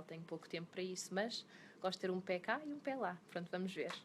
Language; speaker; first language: Portuguese; native; Portuguese